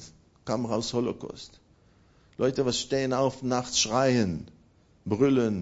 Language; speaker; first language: German; non-native, fluent; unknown